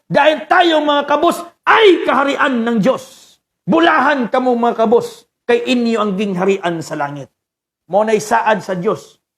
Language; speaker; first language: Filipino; non-native, local second language; Cebuano